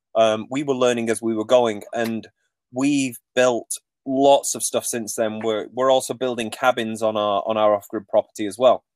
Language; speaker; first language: English; native; English